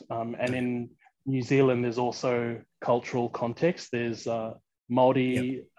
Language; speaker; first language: English; early bilingual, other home language; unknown